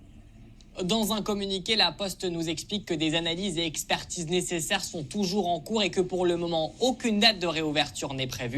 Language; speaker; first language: French; native; French